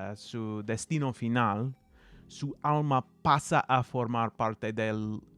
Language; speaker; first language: Spanish; non-native, learner; English